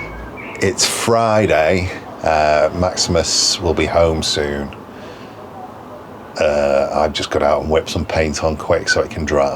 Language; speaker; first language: English; native; English